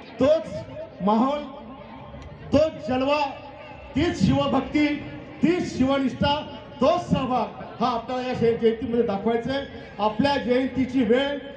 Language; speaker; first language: Marathi; native; Marathi